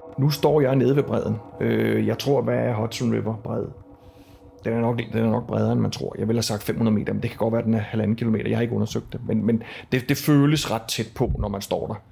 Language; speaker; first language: Danish; native; Danish